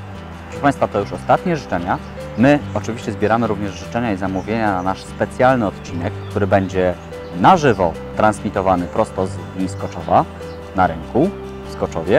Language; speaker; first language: Polish; native; Polish